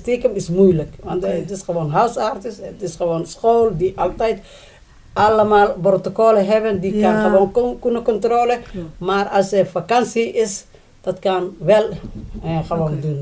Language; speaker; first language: Dutch; non-native, learner; Somali